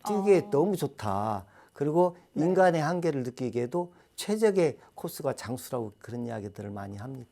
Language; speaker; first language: Korean; native; Korean